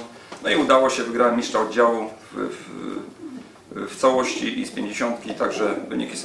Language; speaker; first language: Polish; native; Polish